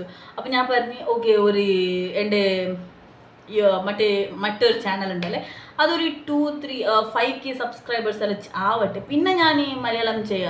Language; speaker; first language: Malayalam; non-native, local second language; Tulu